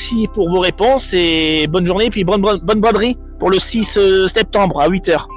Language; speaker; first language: French; native; French